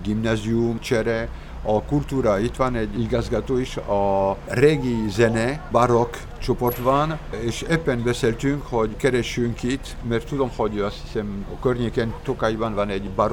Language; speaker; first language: Hungarian; non-native, learner; French